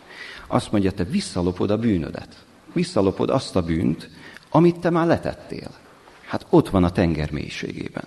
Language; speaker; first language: Hungarian; native; Hungarian